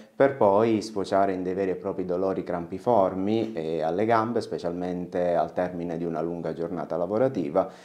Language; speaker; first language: Italian; native; Italian